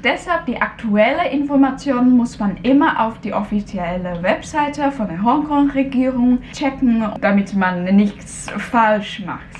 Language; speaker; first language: German; non-native, fluent; Cantonese